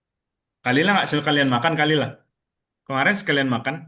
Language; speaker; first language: Indonesian; native; Indonesian